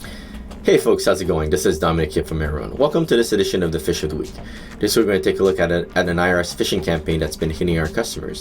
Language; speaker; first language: English; native; English